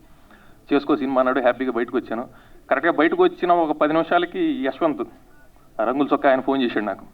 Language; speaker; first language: Telugu; native; Telugu